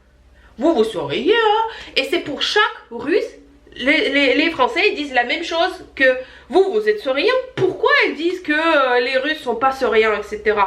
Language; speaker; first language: French; non-native, fluent; Russian